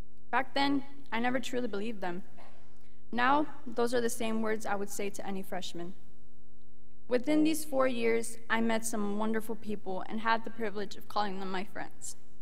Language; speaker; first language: English; early bilingual, other home language; Spanish